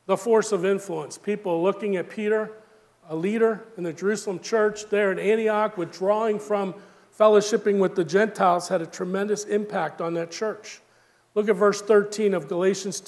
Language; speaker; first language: English; native; English